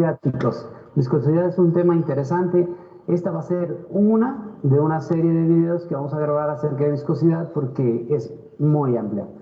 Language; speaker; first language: Spanish; native; Spanish